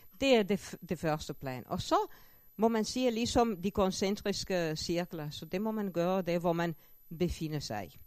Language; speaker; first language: Danish; non-native, fluent; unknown